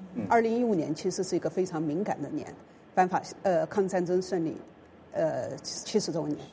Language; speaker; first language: Chinese; native; Chinese